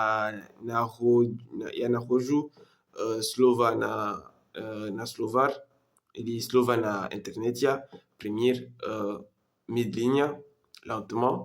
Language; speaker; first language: Russian; non-native, learner; French